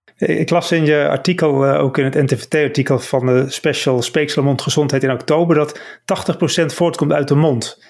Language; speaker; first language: Dutch; native; Dutch